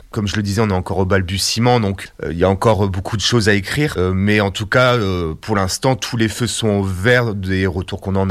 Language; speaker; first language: French; native; French